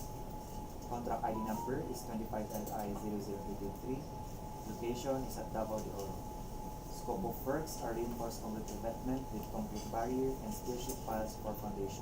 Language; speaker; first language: English; non-native, local second language; Cebuano